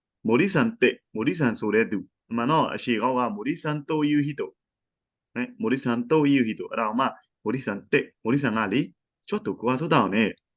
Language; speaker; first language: Japanese; non-native, fluent; Burmese